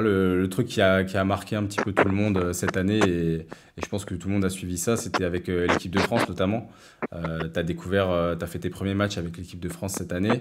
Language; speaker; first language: French; native; French